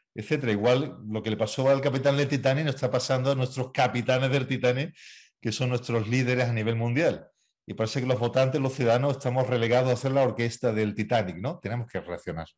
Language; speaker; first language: Spanish; native; Spanish